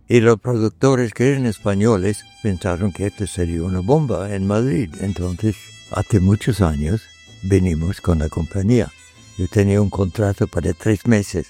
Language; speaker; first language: Spanish; non-native, fluent; English